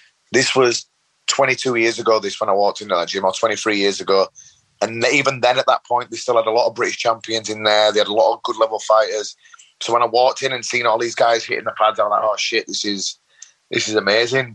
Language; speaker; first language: English; native; English